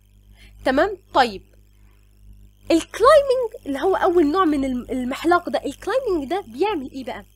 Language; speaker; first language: Arabic; native; Arabic